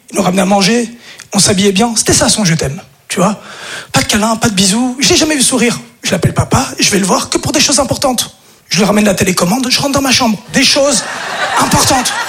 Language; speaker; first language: French; early bilingual, other home language; Arabic